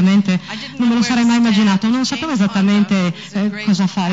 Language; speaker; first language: Italian; native; Italian